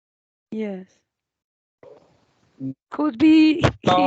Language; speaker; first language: English; non-native, learner; Spanish